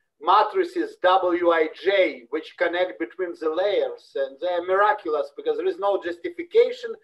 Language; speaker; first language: English; non-native, fluent; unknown